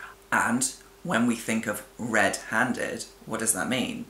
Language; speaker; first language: English; native; English